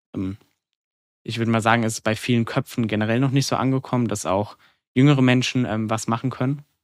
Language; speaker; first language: German; native; German